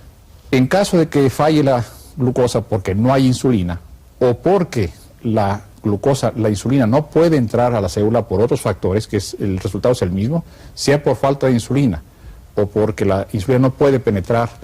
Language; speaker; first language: Spanish; native; Spanish